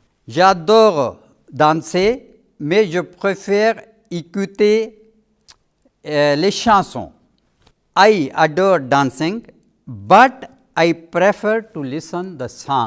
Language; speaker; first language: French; non-native, fluent; Urdu